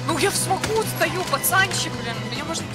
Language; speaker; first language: Russian; native; Russian